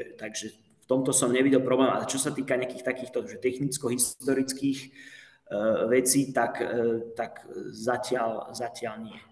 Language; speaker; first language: Slovak; non-native, fluent; Finnish